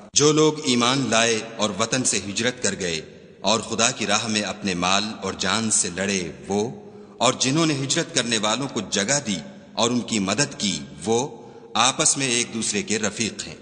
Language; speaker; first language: Urdu; native; Urdu